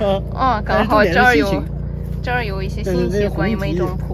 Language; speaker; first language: Chinese; non-native, fluent; Ukrainian